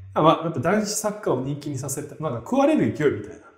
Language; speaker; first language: Japanese; early bilingual, heritage; Japanese